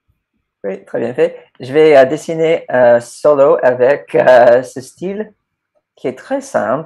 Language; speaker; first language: French; non-native, fluent; English